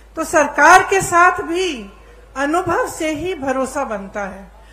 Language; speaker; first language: Hindi; native; Hindi